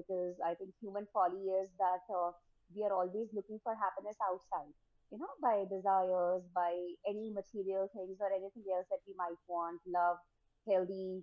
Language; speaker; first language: English; non-native, local second language; Hindi